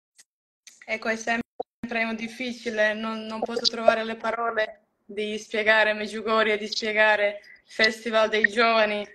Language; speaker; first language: Italian; non-native, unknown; Croatian